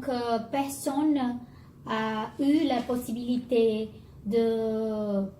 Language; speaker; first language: French; non-native, learner; Portuguese